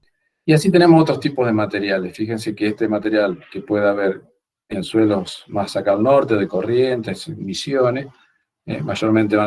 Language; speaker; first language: Spanish; native; Spanish